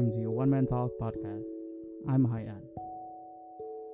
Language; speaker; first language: English; non-native, fluent; Indonesian